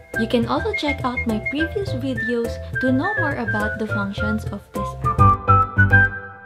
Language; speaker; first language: English; non-native, local second language; Filipino